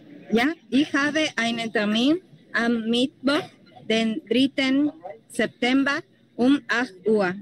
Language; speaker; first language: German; non-native, learner; Spanish